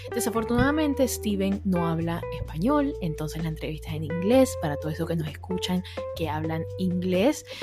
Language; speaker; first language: English; non-native, fluent; Spanish